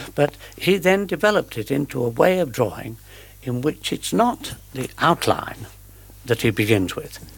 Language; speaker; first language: English; native; English